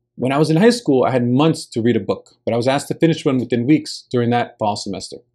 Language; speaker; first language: English; early bilingual, other home language; Spanish